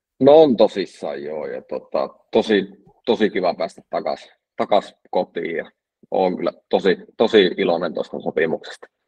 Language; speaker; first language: Finnish; native; Finnish